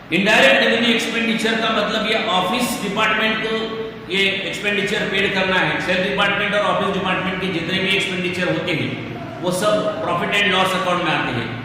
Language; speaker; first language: Hindi; non-native, local second language; Marathi